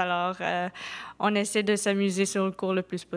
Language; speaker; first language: French; non-native, local second language; English